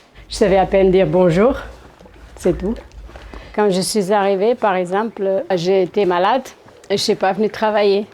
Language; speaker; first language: French; non-native, fluent; Portuguese